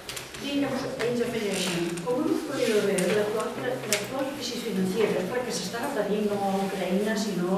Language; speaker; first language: Catalan; native; Catalan